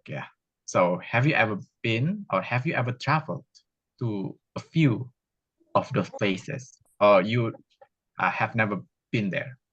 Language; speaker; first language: English; non-native, fluent; Indonesian